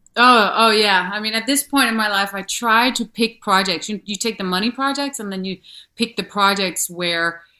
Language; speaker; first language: English; non-native, fluent; Danish